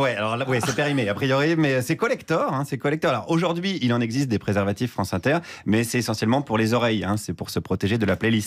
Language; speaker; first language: French; native; French